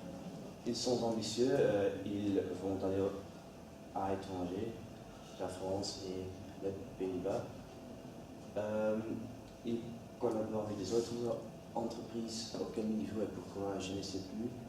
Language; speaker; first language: French; non-native, learner; Dutch